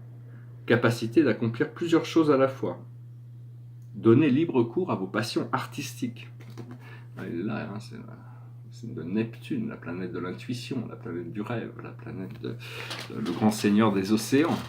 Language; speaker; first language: French; native; French